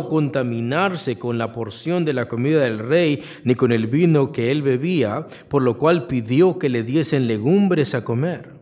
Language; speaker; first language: Spanish; native; Spanish